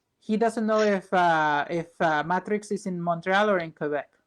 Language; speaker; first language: English; non-native, fluent; Spanish